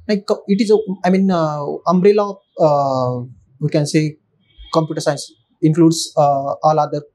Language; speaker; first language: English; non-native, local second language; Marathi